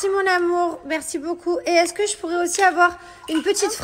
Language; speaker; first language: French; native; French